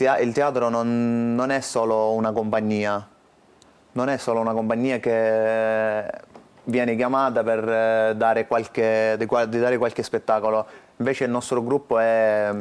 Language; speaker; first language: Italian; early bilingual, other home language; Arabic